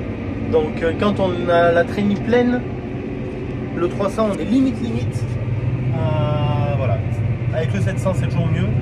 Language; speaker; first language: French; native; French